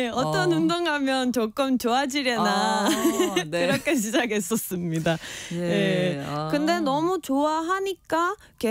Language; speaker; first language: Korean; non-native, fluent; Spanish